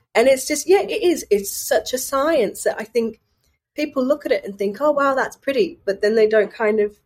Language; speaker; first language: English; native; English